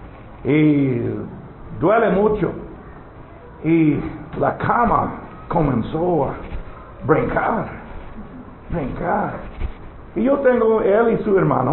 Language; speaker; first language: Spanish; non-native, learner; English